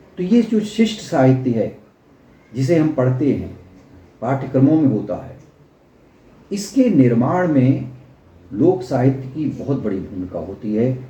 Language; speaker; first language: Hindi; native; Hindi